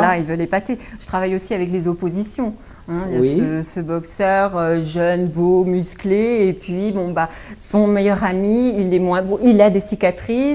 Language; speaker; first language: French; native; French